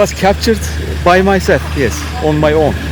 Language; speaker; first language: English; non-native, learner; Turkish